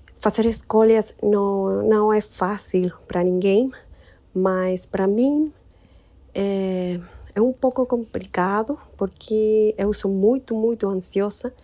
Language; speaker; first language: Portuguese; non-native, learner; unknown